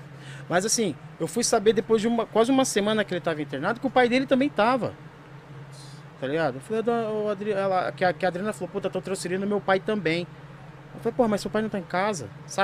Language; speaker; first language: Portuguese; native; Portuguese